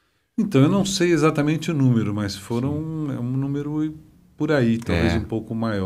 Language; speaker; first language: Portuguese; native; Portuguese